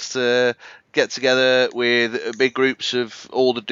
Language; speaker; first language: English; native; English